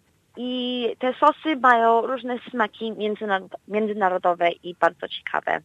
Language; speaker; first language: Polish; early bilingual, heritage; Polish